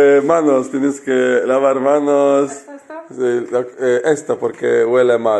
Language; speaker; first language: Spanish; non-native, fluent; Polish